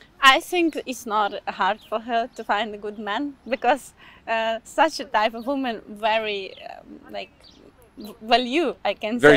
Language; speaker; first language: English; non-native, fluent; Ukrainian